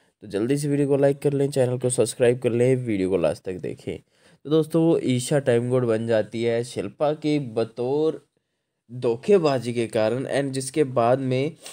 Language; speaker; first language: Hindi; non-native, local second language; Marathi